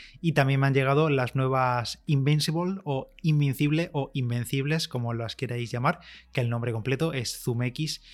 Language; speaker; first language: Spanish; native; Spanish